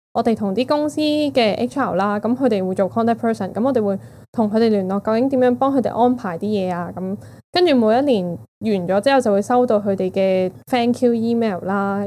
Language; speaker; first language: Cantonese; native; Cantonese